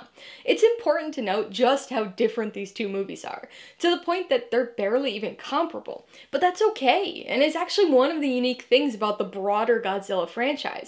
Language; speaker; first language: English; native; English